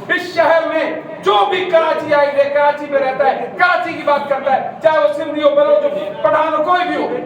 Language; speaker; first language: Urdu; native; Urdu